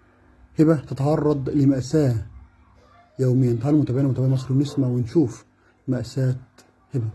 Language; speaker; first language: Arabic; native; Arabic